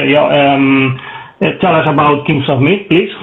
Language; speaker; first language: English; non-native, learner; Spanish